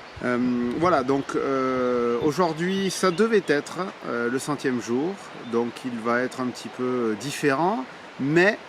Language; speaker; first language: French; native; French